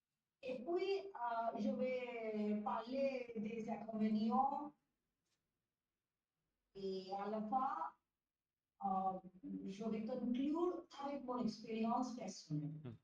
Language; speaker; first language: French; non-native, learner; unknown